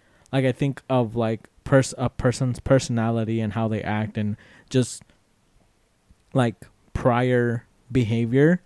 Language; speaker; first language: English; native; English